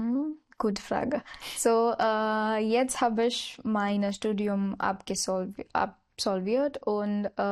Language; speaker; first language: German; non-native, learner; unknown